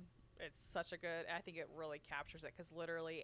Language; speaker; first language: English; native; English